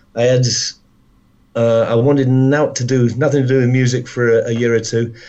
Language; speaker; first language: English; native; English